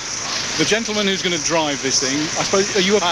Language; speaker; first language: English; native; English